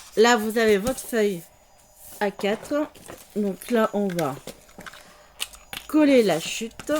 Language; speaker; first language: French; native; French